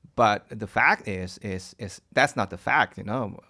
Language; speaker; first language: English; non-native, fluent; Indonesian